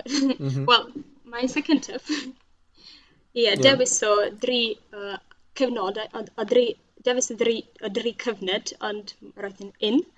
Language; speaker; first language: Welsh; non-native, learner; Russian